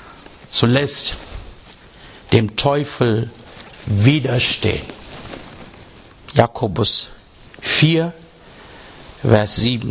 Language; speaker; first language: German; non-native, fluent; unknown